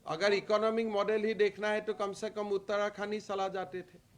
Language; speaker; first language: Hindi; non-native, local second language; Assamese